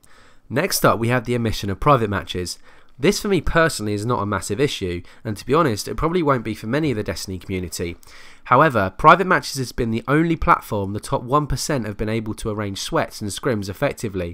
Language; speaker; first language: English; native; English